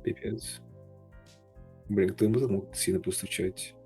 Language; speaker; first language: Russian; early bilingual, heritage; Russian